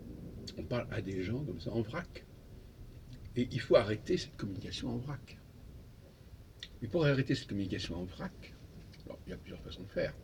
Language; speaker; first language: French; native; French